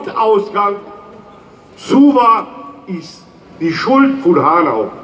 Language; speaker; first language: German; non-native, fluent; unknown